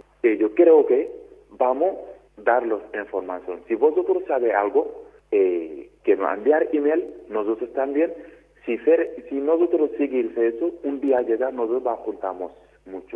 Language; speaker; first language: Spanish; non-native, learner; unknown